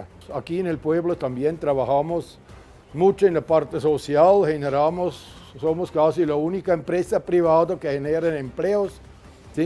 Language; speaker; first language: Spanish; non-native, fluent; German